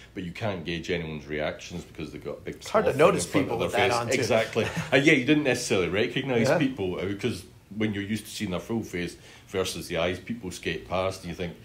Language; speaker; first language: English; native; English